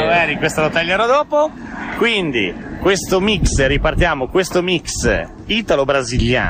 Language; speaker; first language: Italian; native; Italian